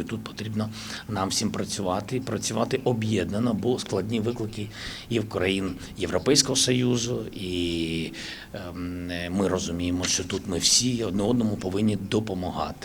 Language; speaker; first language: Ukrainian; native; Ukrainian